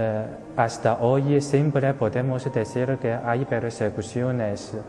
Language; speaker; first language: Spanish; non-native, fluent; Chinese